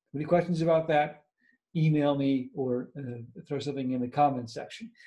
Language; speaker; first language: English; native; English